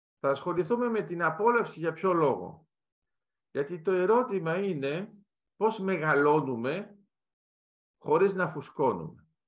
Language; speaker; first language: Greek; early bilingual, heritage; Greek